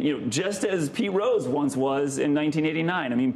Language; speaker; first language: English; native; English